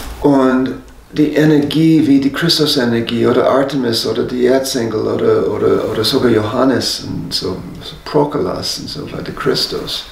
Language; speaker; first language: German; non-native, fluent; English